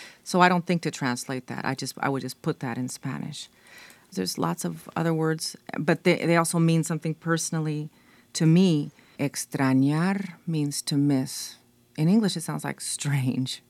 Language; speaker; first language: English; early bilingual, other home language; Spanish